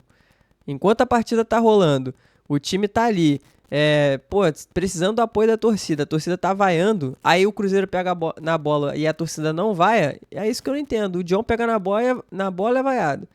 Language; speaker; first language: Portuguese; native; Portuguese